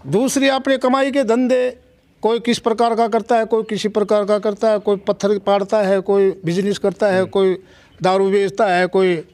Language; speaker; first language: Hindi; native; Hindi